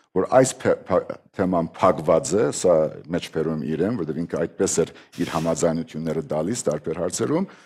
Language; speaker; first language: Armenian; early bilingual, heritage; Armenian